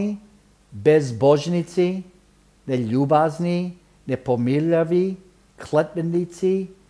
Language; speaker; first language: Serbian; early bilingual, heritage; Serbian